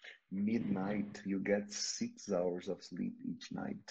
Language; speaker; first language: English; non-native, fluent; Portuguese